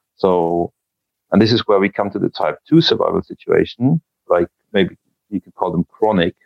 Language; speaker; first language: English; non-native, fluent; German